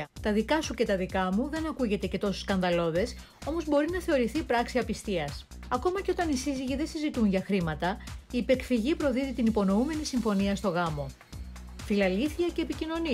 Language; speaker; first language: Greek; native; Greek